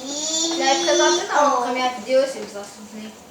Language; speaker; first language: French; native; French